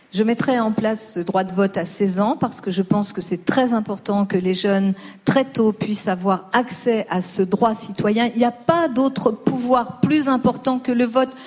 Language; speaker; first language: French; early bilingual, other home language; Spanish